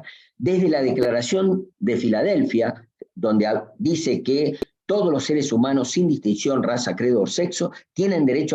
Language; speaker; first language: Spanish; native; Spanish